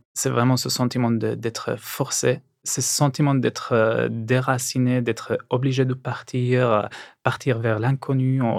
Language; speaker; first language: French; non-native, fluent; Arabic